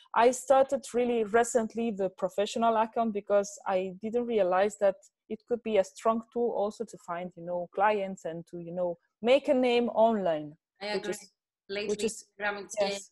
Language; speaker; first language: English; non-native, fluent; Spanish